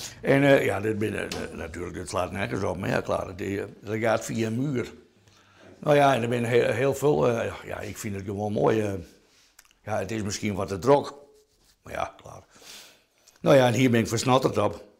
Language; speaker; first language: Dutch; non-native, local second language; Western Frisian